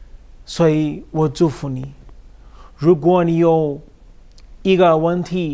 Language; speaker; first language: Chinese; non-native, fluent; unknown